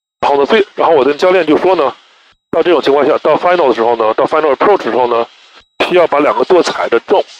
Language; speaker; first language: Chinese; native; Chinese